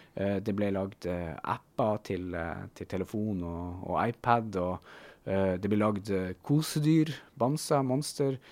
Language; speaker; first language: Norwegian; native; Norwegian